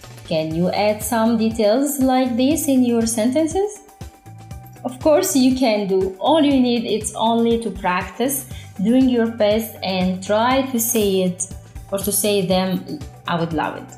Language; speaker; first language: English; non-native, fluent; Arabic